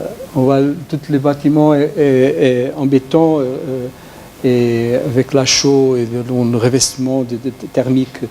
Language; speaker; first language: French; non-native, fluent; Portuguese